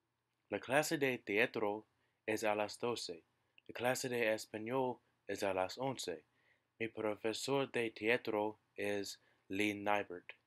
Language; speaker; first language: Spanish; non-native, learner; English